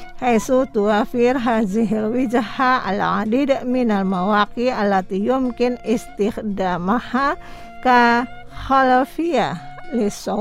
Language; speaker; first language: Arabic; non-native, fluent; Indonesian